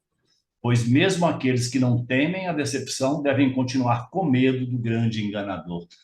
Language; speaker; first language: Portuguese; native; Portuguese